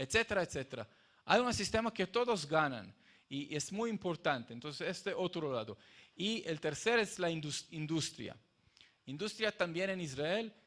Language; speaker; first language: Spanish; non-native, fluent; Hebrew